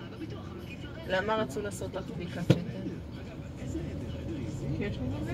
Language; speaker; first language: Hebrew; native; Hebrew